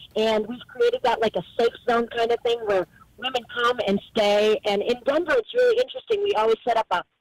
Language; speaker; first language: English; native; English